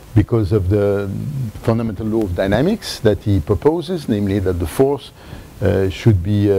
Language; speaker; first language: English; non-native, fluent; French